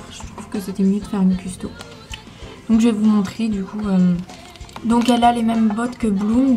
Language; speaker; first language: French; native; French